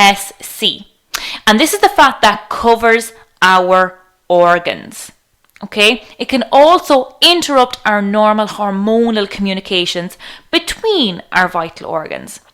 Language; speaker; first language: English; native; English